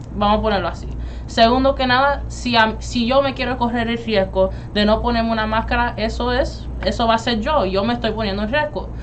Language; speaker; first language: Spanish; early bilingual, heritage; Spanish